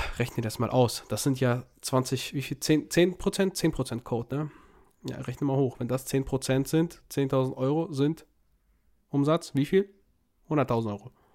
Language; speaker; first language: German; early bilingual, other home language; Russian